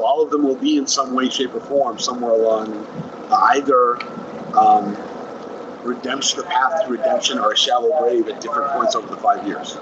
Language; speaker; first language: English; native; English